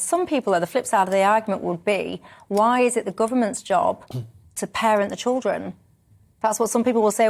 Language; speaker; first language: English; native; English